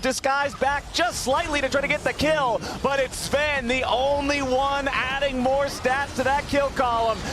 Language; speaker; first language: English; native; English